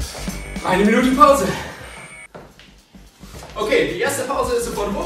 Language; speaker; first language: German; native; German